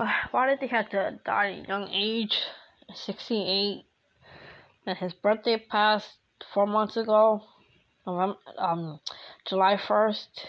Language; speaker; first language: English; early bilingual, other home language; Spanish